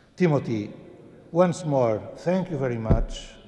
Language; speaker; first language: English; non-native, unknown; Portuguese